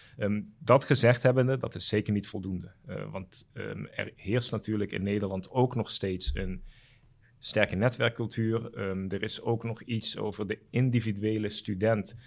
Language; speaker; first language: Dutch; non-native, local second language; Papiamento